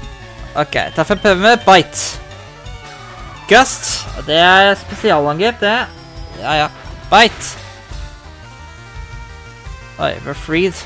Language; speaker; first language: Norwegian; native; Norwegian